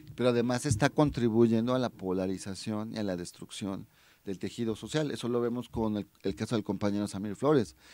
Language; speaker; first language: Spanish; native; Spanish